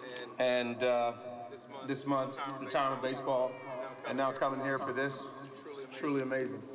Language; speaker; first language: English; native; English